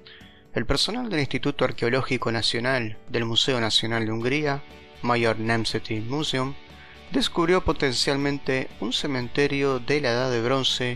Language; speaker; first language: Spanish; native; Spanish